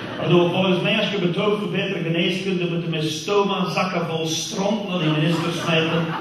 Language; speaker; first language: Dutch; non-native, fluent; English